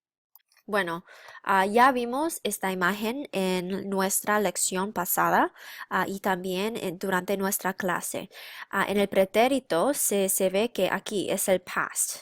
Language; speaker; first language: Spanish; non-native, fluent; English